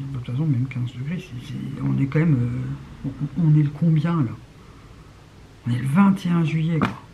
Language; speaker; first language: French; native; French